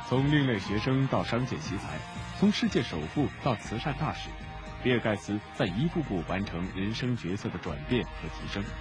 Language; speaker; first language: Chinese; native; Chinese